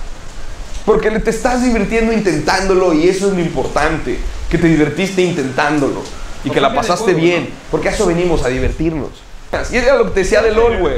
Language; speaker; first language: Spanish; native; Spanish